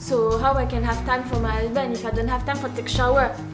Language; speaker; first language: English; non-native, learner; French